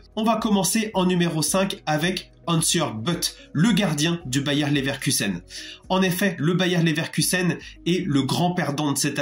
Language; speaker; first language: French; native; French